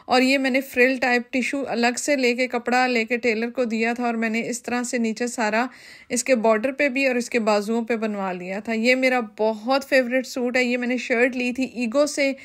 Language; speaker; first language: Urdu; native; Urdu